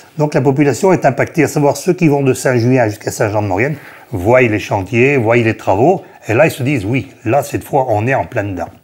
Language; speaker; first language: French; native; French